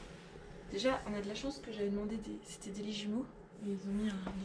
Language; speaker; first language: French; native; French